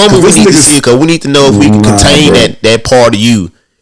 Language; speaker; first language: English; native; English